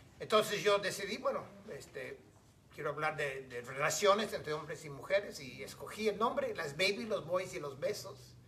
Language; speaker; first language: Spanish; non-native, fluent; English